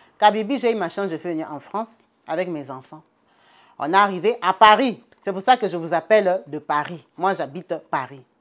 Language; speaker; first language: French; non-native, local second language; Lingala